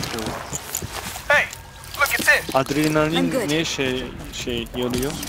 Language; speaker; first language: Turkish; early bilingual, heritage; Turkish